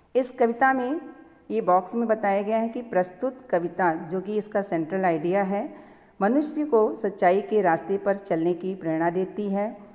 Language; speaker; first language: Hindi; native; Hindi